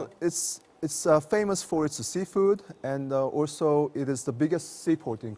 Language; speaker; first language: English; non-native, fluent; Korean